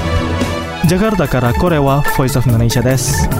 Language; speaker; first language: Japanese; non-native, fluent; Indonesian